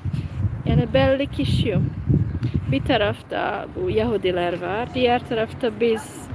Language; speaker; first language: Turkish; non-native, fluent; Hungarian